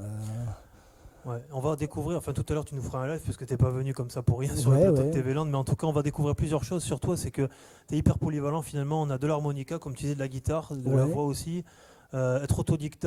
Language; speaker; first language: French; native; French